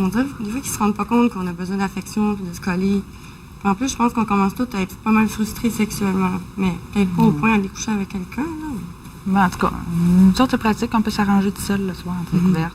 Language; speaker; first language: French; native; French